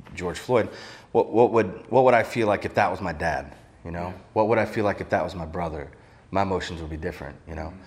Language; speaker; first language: English; native; English